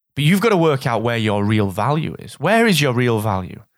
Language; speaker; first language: English; native; English